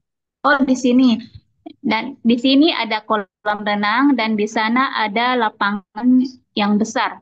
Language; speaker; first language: Indonesian; native; Indonesian